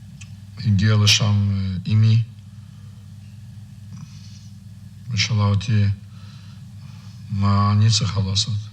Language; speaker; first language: Hebrew; non-native, fluent; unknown